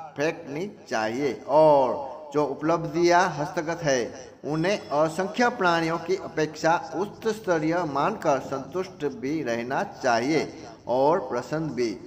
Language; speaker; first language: Hindi; non-native, local second language; Gujarati